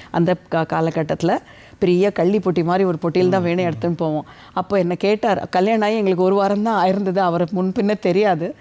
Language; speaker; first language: Tamil; native; Tamil